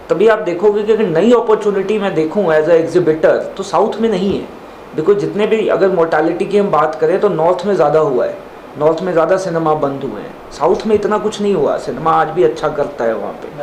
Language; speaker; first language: Hindi; native; Hindi